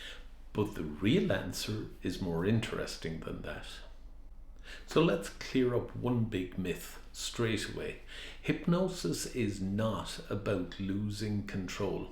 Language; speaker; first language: English; native; English